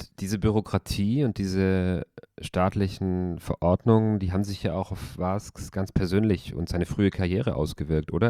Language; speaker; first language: German; native; German